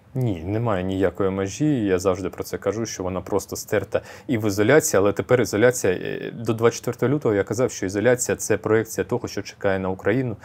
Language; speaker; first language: Ukrainian; non-native, local second language; Russian